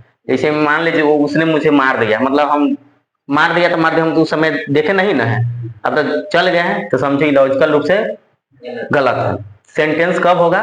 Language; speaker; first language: Hindi; non-native, local second language; Bhojpuri